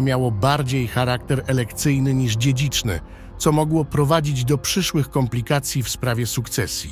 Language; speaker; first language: Polish; native; Polish